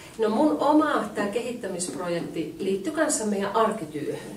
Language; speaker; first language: Finnish; native; Finnish